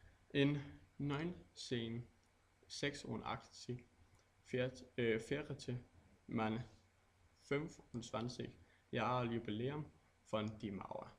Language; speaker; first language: German; non-native, learner; Danish